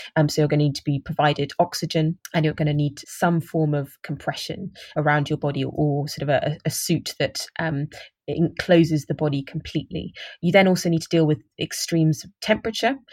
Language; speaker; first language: English; native; English